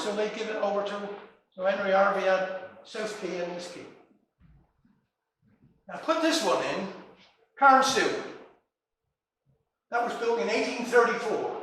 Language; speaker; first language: English; native; English